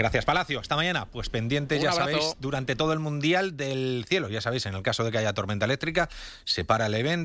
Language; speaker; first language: Spanish; native; Spanish